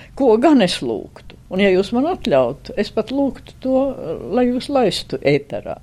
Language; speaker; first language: Latvian; native; Latvian